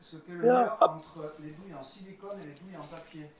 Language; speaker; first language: French; native; French